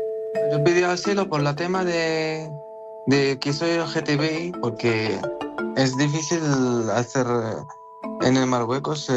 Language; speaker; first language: Spanish; non-native, learner; Arabic